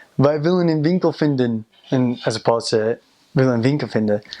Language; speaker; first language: Dutch; non-native, learner; English